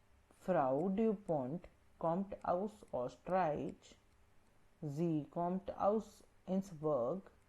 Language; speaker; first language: German; non-native, learner; Hindi